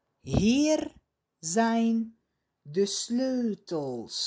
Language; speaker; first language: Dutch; non-native, fluent; Arabic